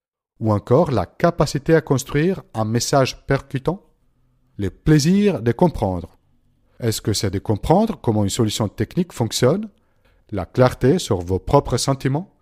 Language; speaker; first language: French; non-native, fluent; Italian